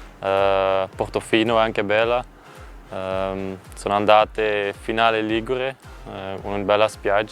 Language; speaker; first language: Italian; non-native, learner; Dutch